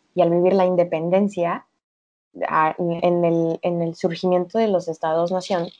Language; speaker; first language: Spanish; native; Spanish